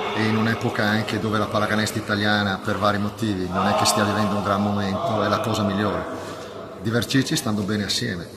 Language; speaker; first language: Italian; native; Italian